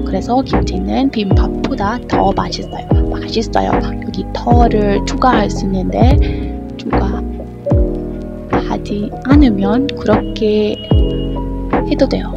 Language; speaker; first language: Korean; non-native, learner; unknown